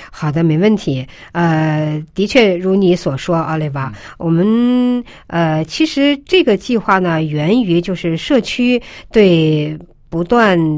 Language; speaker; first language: Chinese; native; Chinese